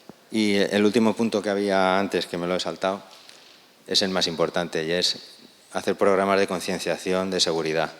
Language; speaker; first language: Spanish; native; Spanish